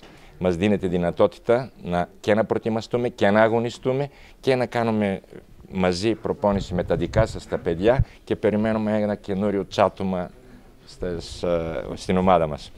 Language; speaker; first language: Greek; non-native, fluent; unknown